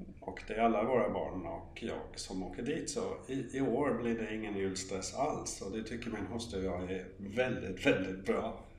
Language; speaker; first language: Swedish; non-native, fluent; German